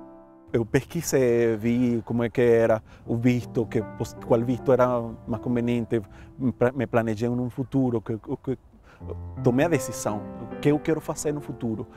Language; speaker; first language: Portuguese; non-native, fluent; Spanish